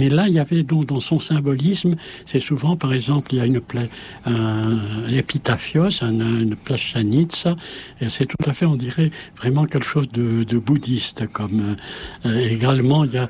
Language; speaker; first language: French; native; French